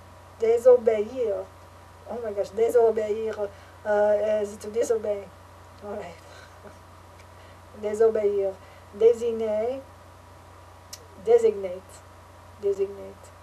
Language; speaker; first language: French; non-native, learner; English